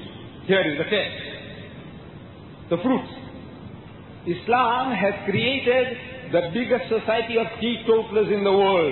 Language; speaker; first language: English; early bilingual, other home language; Gujarati